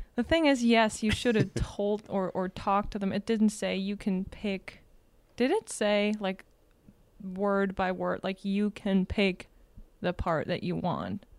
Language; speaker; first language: English; non-native, fluent; German